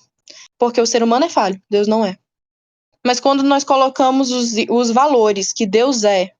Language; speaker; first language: Portuguese; native; Portuguese